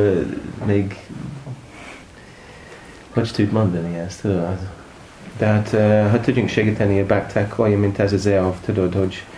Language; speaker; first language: Hungarian; non-native, learner; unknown